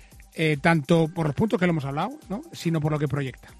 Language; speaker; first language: Spanish; native; Spanish